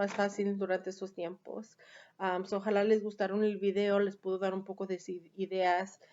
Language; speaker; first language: Spanish; early bilingual, heritage; Spanish